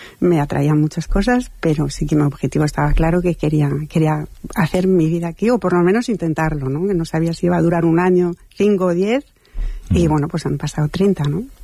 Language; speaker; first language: Spanish; non-native, fluent; French